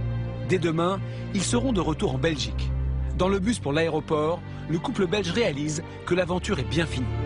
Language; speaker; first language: French; native; French